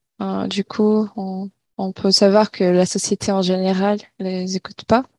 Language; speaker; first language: French; non-native, learner; Portuguese